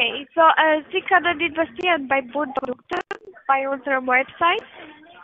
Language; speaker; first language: German; non-native, learner; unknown